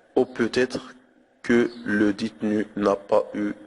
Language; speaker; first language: French; non-native, local second language; Arabic